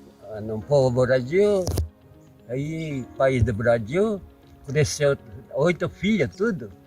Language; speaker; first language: Portuguese; non-native, learner; Japanese